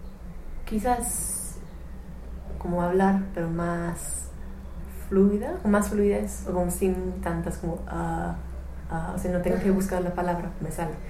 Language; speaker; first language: Spanish; non-native, fluent; English